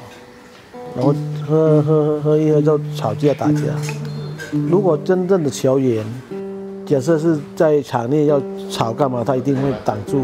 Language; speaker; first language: Chinese; non-native, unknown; Thai